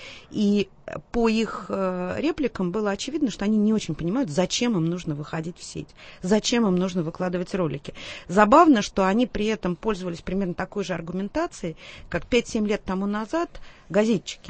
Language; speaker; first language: Russian; native; Russian